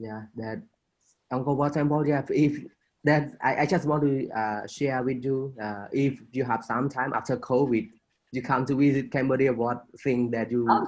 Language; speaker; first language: English; non-native, fluent; Khmer